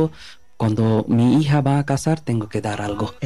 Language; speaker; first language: Spanish; non-native, learner; Bangla